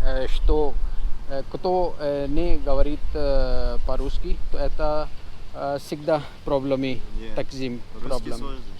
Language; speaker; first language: Russian; non-native, learner; Urdu